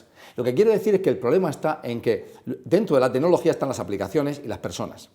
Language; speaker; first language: Spanish; native; Spanish